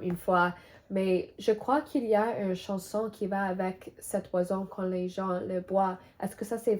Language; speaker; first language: French; non-native, learner; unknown